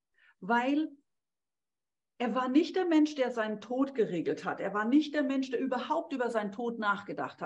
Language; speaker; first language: German; native; German